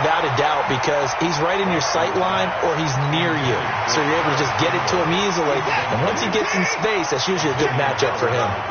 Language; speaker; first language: English; native; English